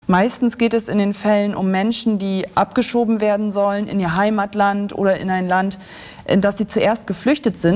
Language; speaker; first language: German; native; German